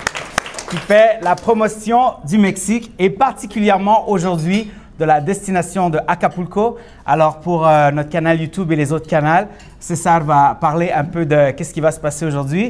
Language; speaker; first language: French; native; French